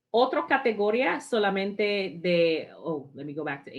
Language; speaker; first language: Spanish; non-native, fluent; English